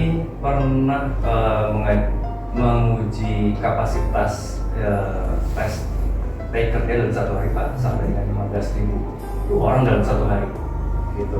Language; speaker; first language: Indonesian; native; Indonesian